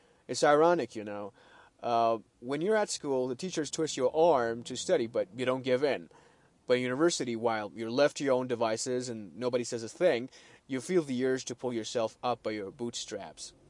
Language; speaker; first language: English; non-native, fluent; Persian